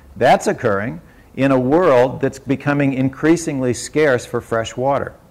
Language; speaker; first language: English; native; English